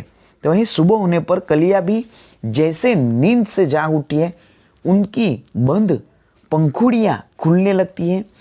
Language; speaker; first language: Hindi; non-native, local second language; Gujarati